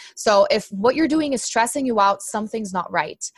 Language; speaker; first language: English; non-native, fluent; Portuguese